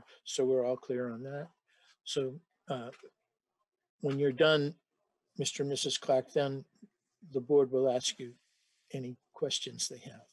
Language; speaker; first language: English; native; English